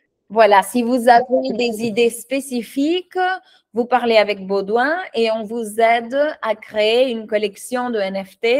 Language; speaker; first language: French; non-native, fluent; Spanish